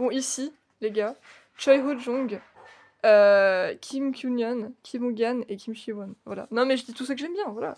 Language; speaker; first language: French; native; French